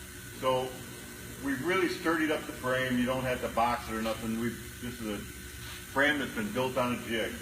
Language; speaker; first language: English; native; English